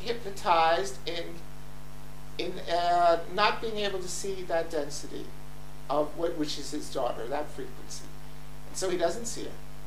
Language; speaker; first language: English; native; English